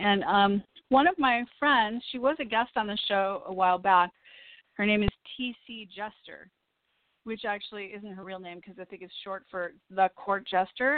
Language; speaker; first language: English; native; English